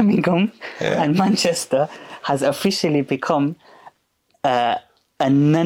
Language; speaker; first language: English; native; English